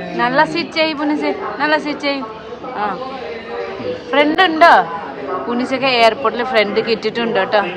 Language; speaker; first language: Malayalam; non-native, learner; Nepali